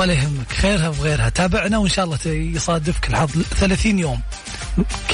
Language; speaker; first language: Arabic; native; Arabic